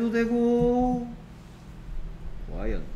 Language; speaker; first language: Korean; native; Korean